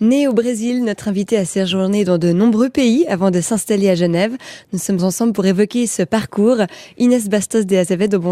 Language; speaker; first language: French; native; French